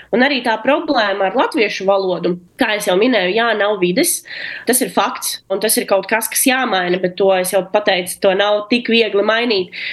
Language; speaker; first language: Latvian; non-native, local second language; Russian